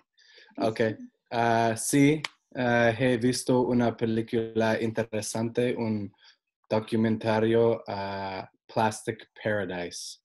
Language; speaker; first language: Spanish; non-native, learner; English